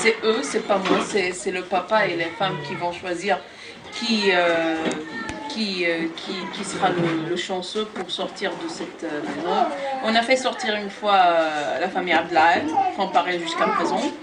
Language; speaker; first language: French; non-native, local second language; Arabic